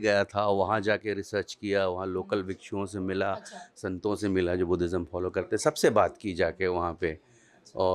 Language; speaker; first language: Hindi; native; Hindi